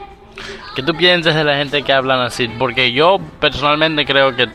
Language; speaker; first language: Spanish; early bilingual, heritage; Spanish